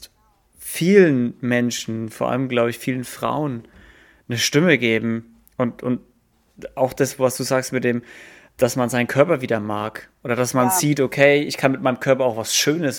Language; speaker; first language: German; non-native, fluent; English